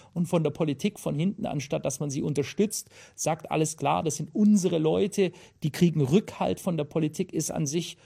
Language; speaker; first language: German; native; German